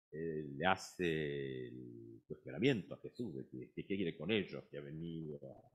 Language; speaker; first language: Spanish; native; Spanish